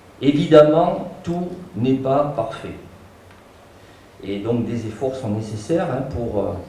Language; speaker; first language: French; native; French